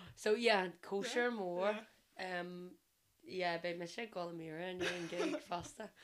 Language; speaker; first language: Irish; non-native, local second language; English